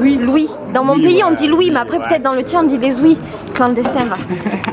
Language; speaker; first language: French; native; French